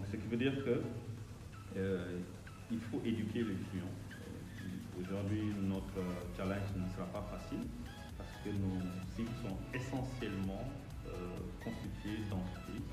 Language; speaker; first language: French; non-native, local second language; Wolof